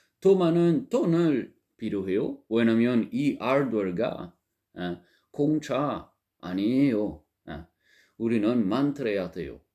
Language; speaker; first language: Korean; non-native, learner; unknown